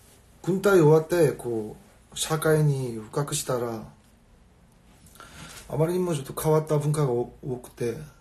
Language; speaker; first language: Japanese; non-native, fluent; Korean